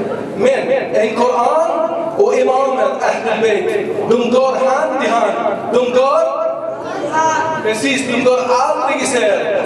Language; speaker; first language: Swedish; early bilingual, other home language; Arabic